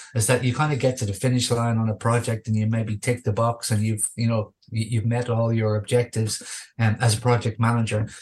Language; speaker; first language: English; native; English